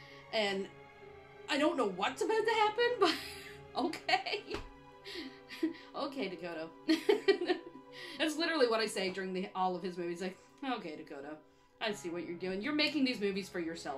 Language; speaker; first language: English; native; English